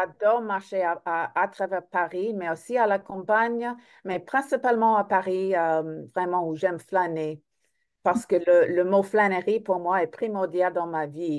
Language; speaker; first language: French; non-native, fluent; English